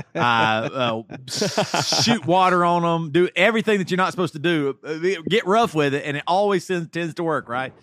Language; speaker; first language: English; native; English